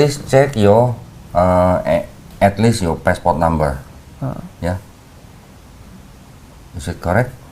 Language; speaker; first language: English; non-native, fluent; Indonesian